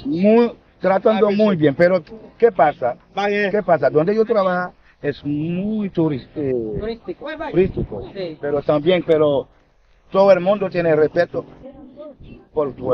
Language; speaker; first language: Spanish; non-native, learner; Haitian Creole